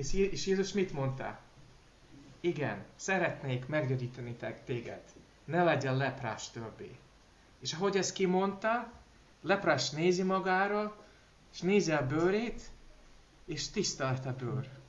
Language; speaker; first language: Hungarian; non-native, learner; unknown